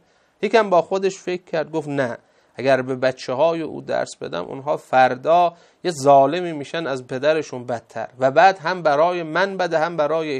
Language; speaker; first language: Persian; native; Persian